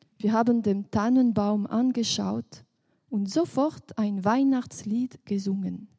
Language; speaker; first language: German; non-native, local second language; French